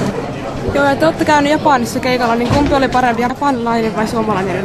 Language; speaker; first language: Finnish; native; Finnish